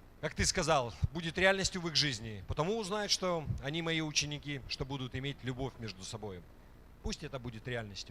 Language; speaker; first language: Russian; native; Russian